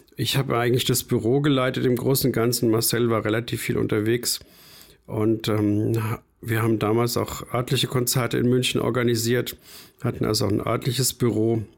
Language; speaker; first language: German; native; German